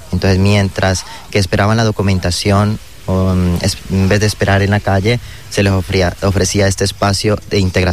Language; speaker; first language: Spanish; native; Spanish